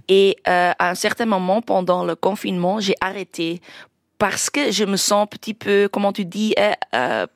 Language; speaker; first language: French; non-native, local second language; Dutch